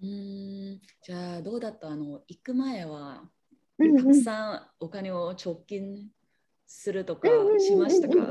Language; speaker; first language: Japanese; non-native, learner; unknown